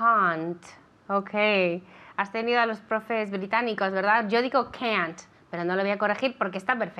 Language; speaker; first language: Spanish; non-native, fluent; English